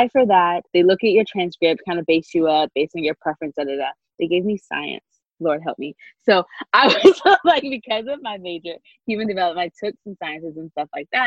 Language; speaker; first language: English; native; English